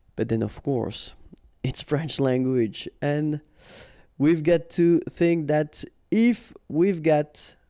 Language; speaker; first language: English; non-native, fluent; French